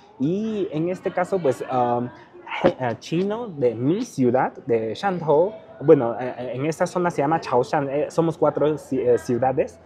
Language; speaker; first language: Spanish; non-native, fluent; Chinese